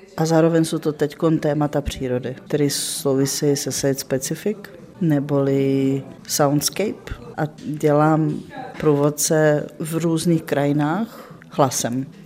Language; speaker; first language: Czech; non-native, fluent; Bosnian